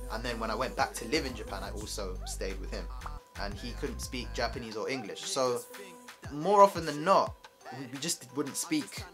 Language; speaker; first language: English; native; English